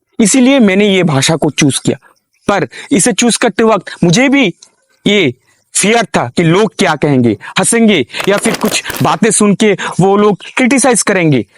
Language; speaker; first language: Hindi; non-native, local second language; Bangla